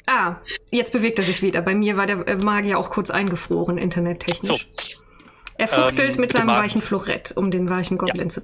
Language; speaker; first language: German; native; German